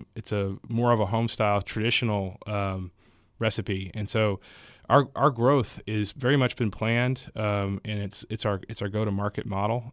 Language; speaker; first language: English; native; English